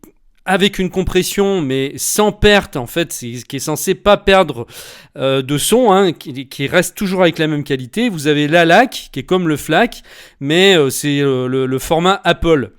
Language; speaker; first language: French; native; French